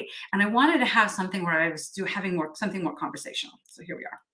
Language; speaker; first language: English; native; English